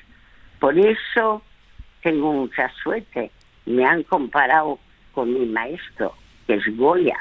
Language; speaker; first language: Spanish; early bilingual, other home language; French